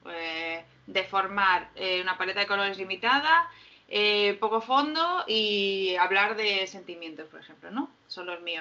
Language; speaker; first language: Spanish; native; Spanish